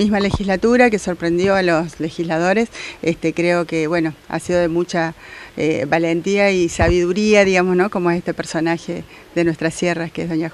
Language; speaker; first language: Spanish; native; Spanish